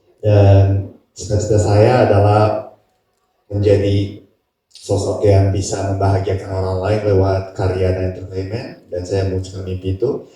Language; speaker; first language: Indonesian; non-native, fluent; Japanese